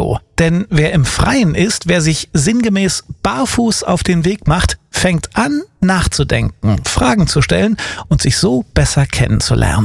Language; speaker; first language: German; native; German